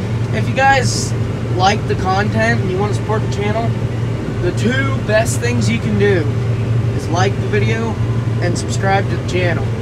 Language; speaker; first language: English; native; English